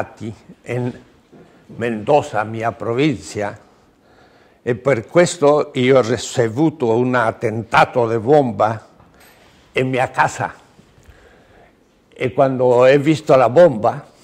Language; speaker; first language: Italian; non-native, learner; Spanish